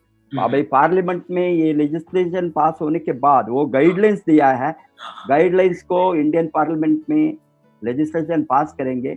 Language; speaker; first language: Hindi; non-native, local second language; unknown